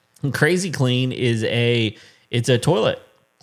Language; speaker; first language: English; native; English